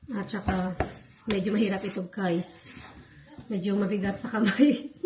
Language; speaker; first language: Filipino; non-native, local second language; Hiligaynon